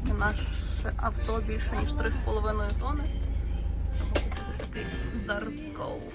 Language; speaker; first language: Ukrainian; native; Ukrainian